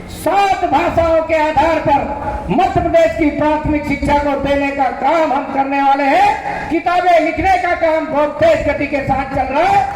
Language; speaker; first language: Hindi; native; Hindi